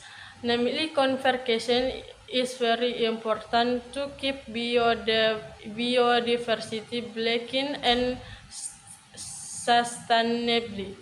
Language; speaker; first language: English; non-native, learner; Indonesian